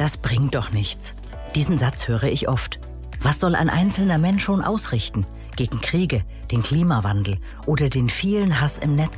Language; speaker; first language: German; native; German